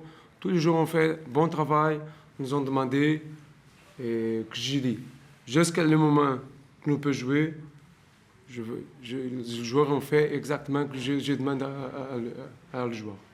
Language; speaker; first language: French; non-native, learner; Portuguese